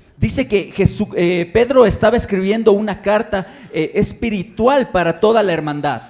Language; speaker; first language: Spanish; native; Spanish